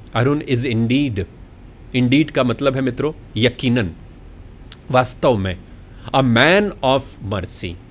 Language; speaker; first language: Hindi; non-native, local second language; Gujarati